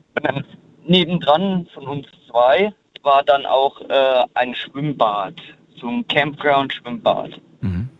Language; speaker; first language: German; early bilingual, heritage; German